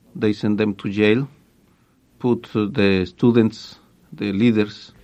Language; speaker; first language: English; non-native, fluent; Spanish